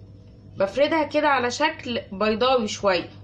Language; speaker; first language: Arabic; native; Arabic